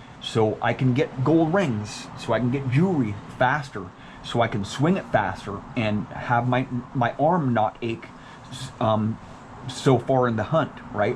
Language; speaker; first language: English; native; English